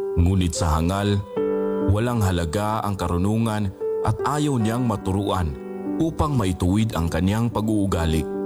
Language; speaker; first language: Filipino; non-native, local second language; Aklanon